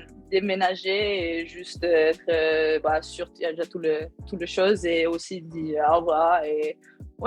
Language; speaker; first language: French; non-native, learner; Swedish